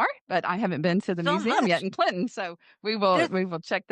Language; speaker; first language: English; native; English